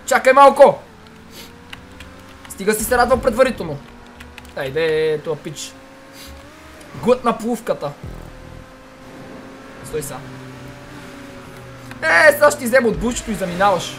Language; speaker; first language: Bulgarian; native; Bulgarian